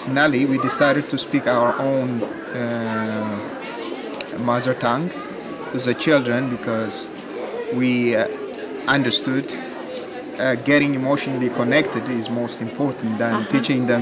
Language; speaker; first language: English; non-native, fluent; Amharic